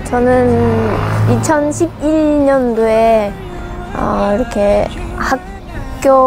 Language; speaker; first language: Korean; non-native, fluent; Russian